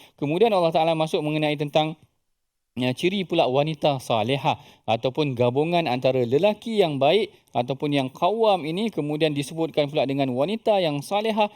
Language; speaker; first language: Malay; native; Malay